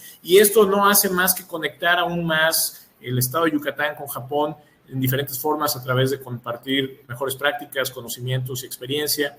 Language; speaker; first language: Spanish; native; Spanish